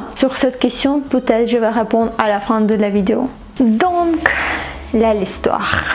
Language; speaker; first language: French; non-native, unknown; Ukrainian